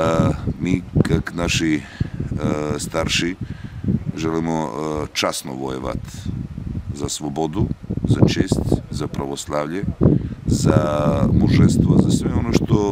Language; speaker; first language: Russian; non-native, learner; Serbian